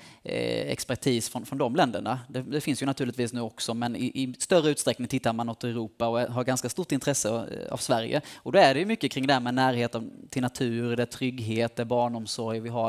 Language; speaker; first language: Swedish; native; Swedish